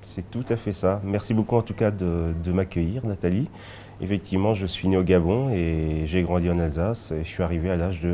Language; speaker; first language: French; early bilingual, other home language; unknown